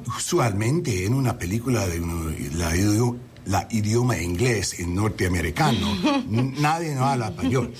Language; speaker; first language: Spanish; non-native, learner; English